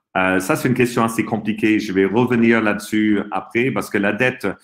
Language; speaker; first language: French; non-native, fluent; English